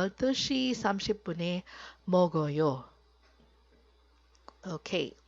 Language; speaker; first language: Korean; non-native, fluent; Filipino